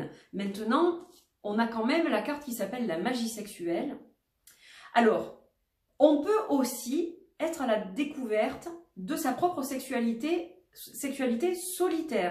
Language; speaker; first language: French; native; French